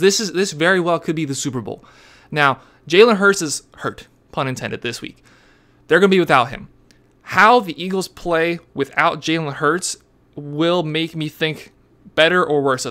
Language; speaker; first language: English; native; English